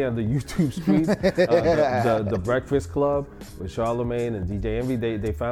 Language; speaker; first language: English; non-native, fluent; Spanish